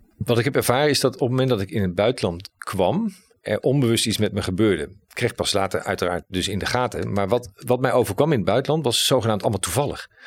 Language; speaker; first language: Dutch; native; Dutch